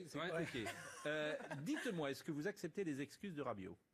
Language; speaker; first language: French; native; French